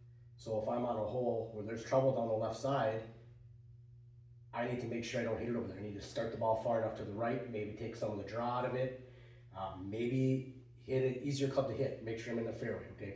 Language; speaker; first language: English; native; English